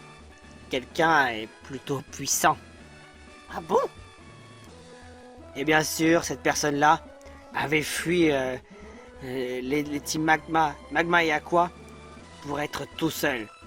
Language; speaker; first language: French; native; French